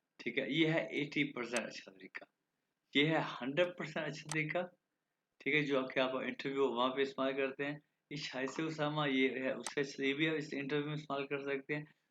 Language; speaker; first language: Urdu; non-native, local second language; Punjabi